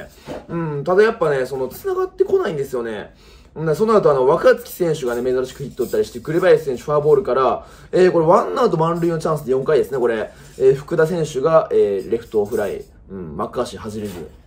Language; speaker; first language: Japanese; native; Japanese